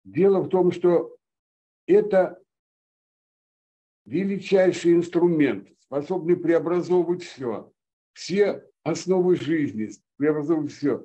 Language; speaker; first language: Russian; native; Russian